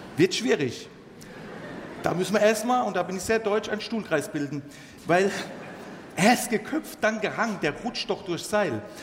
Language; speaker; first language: German; early bilingual, other home language; Turkish